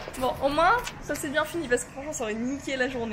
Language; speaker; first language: French; native; French